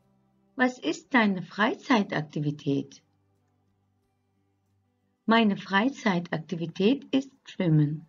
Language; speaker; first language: German; non-native, fluent; Turkish